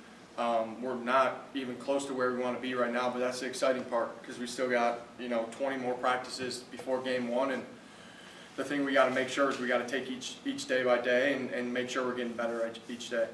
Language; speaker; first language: English; native; English